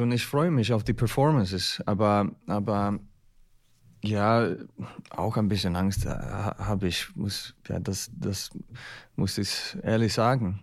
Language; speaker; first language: German; non-native, learner; Icelandic